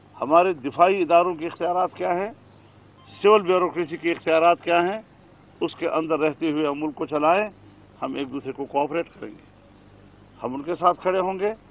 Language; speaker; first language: Urdu; non-native, local second language; Pashto